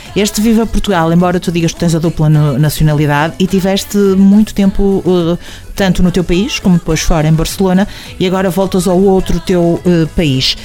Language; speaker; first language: Portuguese; native; Portuguese